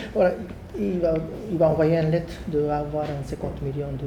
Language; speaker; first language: French; non-native, learner; Japanese